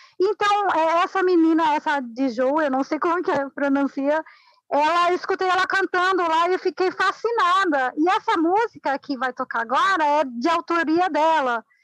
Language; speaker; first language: Portuguese; non-native, fluent; Spanish